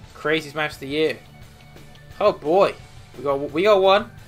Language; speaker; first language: English; native; English